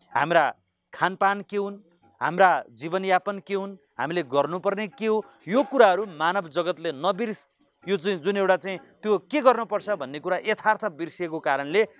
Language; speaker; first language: Nepali; native; Nepali